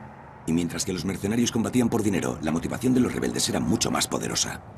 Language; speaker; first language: Spanish; native; Spanish